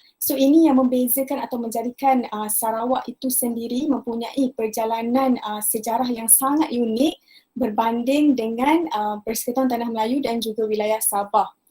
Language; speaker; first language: Malay; native; Malay